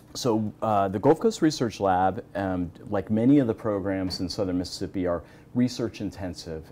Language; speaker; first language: English; native; English